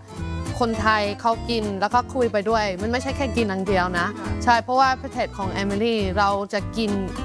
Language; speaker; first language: Thai; non-native, fluent; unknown